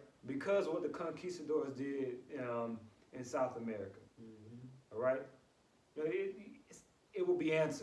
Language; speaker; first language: English; native; English